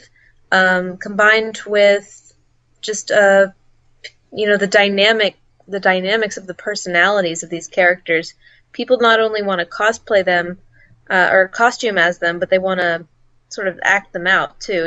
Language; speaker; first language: English; native; English